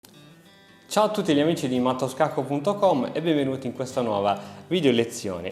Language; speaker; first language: Italian; native; Italian